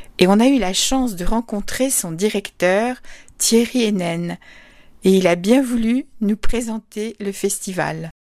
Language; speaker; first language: French; native; French